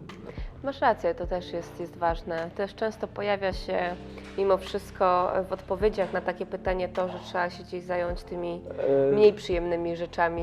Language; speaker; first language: Polish; native; Polish